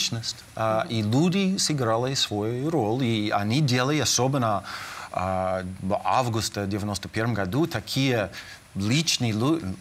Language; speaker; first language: Russian; non-native, fluent; English